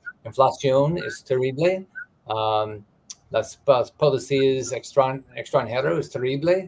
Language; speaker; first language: Spanish; non-native, learner; English